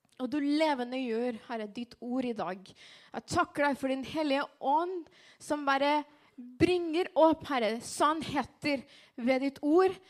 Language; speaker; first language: Norwegian; non-native, fluent; Spanish